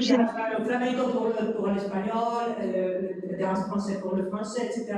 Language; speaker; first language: French; non-native, learner; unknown